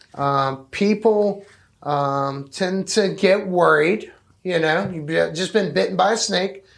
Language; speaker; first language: English; native; English